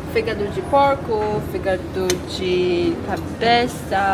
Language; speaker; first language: Portuguese; non-native, learner; Chinese